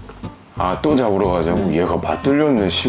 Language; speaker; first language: Korean; native; Korean